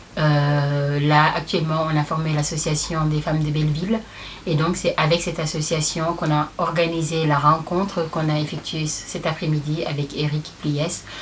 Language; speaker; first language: French; non-native, local second language; Wolof